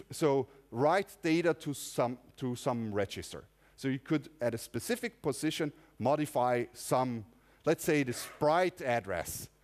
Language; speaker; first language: English; non-native, fluent; German